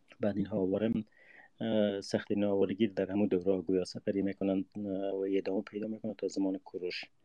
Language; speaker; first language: Persian; native; Persian